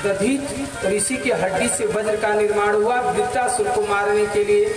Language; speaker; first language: Hindi; native; Hindi